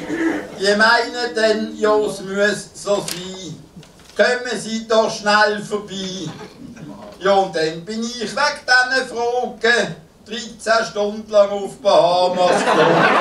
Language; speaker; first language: German; native; German